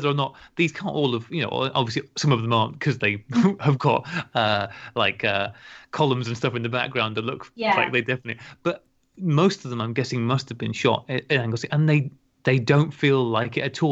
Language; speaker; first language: English; native; English